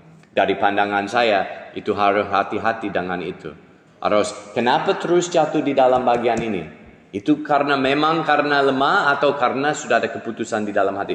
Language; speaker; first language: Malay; non-native, fluent; English